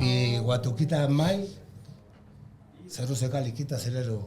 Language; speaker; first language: Indonesian; non-native, learner; Spanish